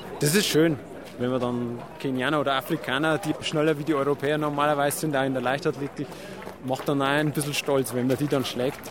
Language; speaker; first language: German; native; German